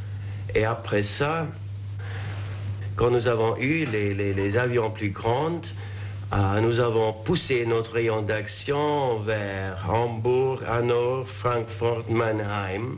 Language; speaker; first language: French; non-native, fluent; English